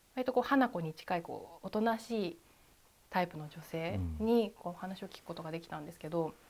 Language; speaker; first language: Japanese; native; Japanese